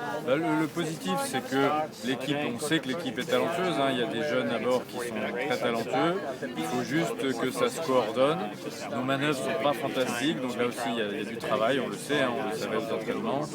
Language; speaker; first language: French; native; French